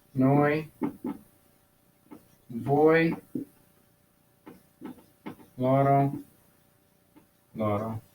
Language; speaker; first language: Italian; non-native, fluent; English